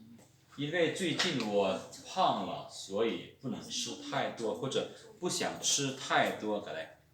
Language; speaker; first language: Chinese; non-native, fluent; Lao